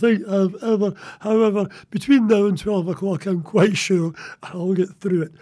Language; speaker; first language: English; native; English